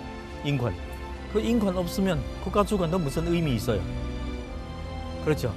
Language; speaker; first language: Korean; non-native, fluent; Chinese